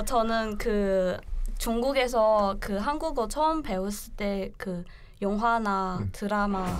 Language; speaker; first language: Korean; non-native, learner; Chinese